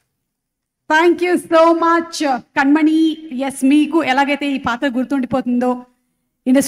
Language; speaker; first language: Telugu; native; Telugu